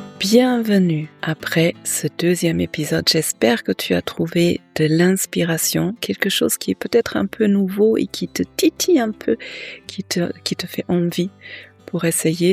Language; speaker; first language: French; native; French